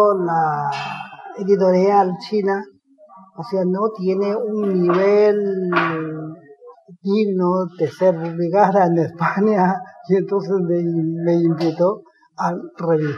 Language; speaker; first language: Spanish; non-native, fluent; Chinese